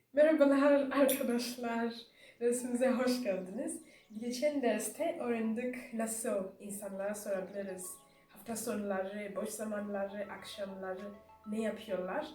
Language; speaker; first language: Turkish; non-native, fluent; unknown